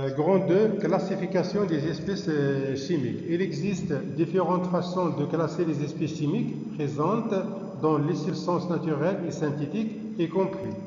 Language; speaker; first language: French; non-native, local second language; Arabic